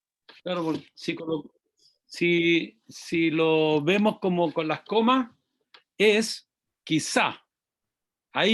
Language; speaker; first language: Spanish; native; Spanish